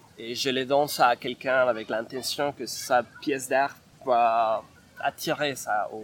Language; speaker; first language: French; non-native, fluent; Spanish